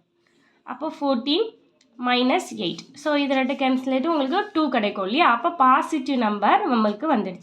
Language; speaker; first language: Tamil; native; Tamil